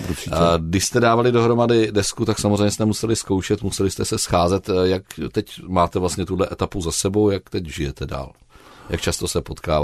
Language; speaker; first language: Czech; native; Czech